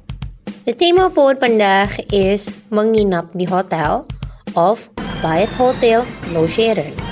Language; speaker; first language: Dutch; non-native, learner; Indonesian